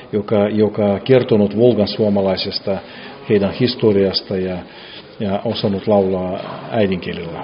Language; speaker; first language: Finnish; non-native, fluent; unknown